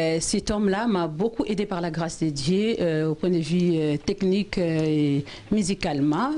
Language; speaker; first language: French; non-native, local second language; Lingala